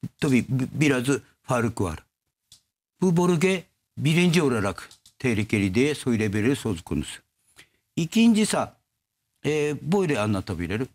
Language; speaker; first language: Turkish; non-native, learner; Japanese